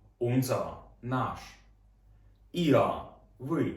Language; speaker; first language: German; non-native, fluent; Ukrainian